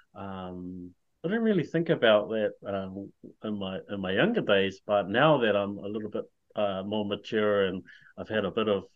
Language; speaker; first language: English; native; English